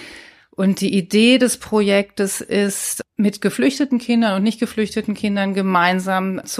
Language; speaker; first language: German; native; German